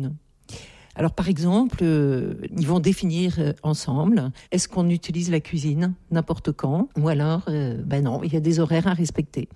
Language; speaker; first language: French; native; French